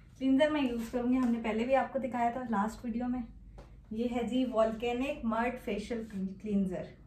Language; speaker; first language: Urdu; native; Urdu